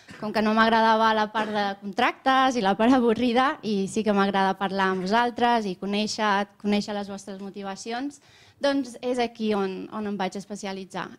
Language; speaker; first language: Catalan; non-native, fluent; Romanian